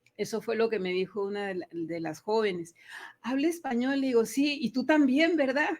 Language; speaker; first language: Spanish; early bilingual, other home language; English